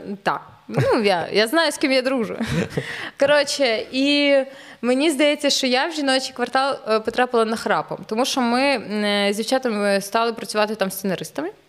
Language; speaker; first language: Ukrainian; non-native, local second language; Russian